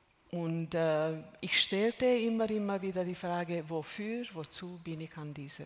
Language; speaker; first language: German; non-native, fluent; Hungarian